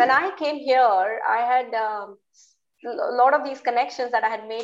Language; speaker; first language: English; non-native, local second language; Hindi